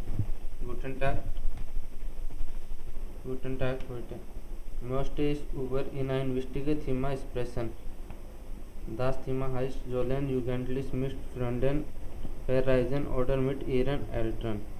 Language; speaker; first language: German; non-native, learner; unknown